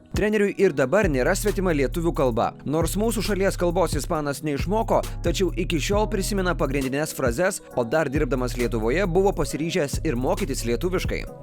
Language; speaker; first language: Lithuanian; native; Lithuanian